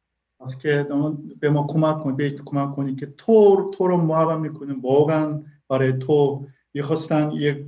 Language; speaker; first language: Persian; non-native, learner; Korean